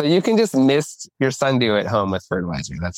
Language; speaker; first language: English; native; English